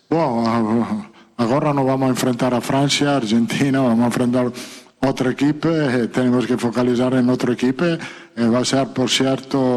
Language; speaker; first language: Portuguese; non-native, fluent; Italian